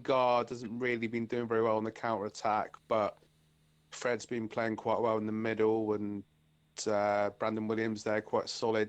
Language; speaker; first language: English; native; English